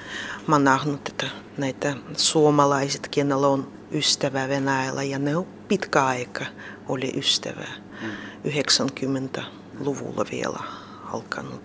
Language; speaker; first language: Finnish; non-native, learner; Russian